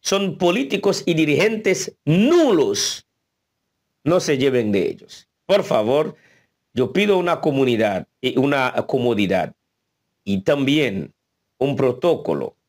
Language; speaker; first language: Spanish; non-native, fluent; Haitian Creole